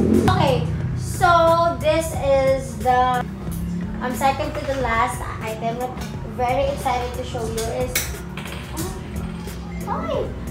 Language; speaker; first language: English; non-native, local second language; Filipino